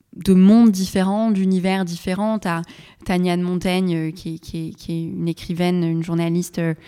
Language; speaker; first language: French; non-native, local second language; Arabic